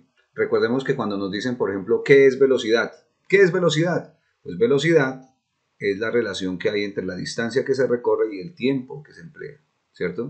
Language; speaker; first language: Spanish; native; Spanish